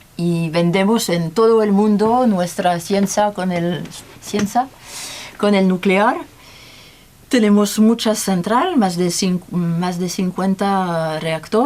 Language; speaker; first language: Spanish; non-native, learner; French